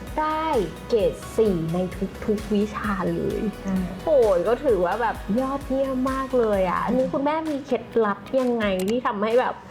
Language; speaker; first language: Thai; native; Thai